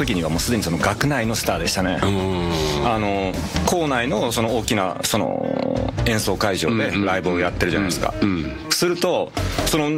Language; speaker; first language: Japanese; native; Japanese